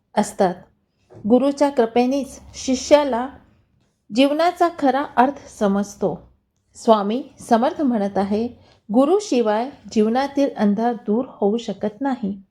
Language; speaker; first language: Marathi; non-native, local second language; Hindi